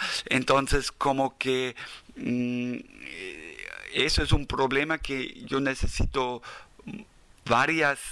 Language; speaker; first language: Spanish; non-native, fluent; German